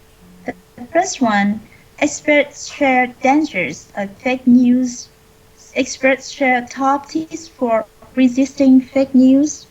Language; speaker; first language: English; non-native, fluent; Vietnamese